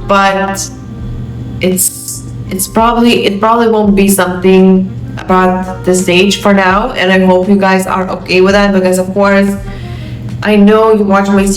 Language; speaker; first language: English; non-native, fluent; Lithuanian